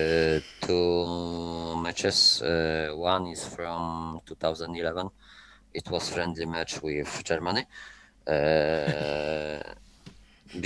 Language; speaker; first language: English; non-native, learner; Polish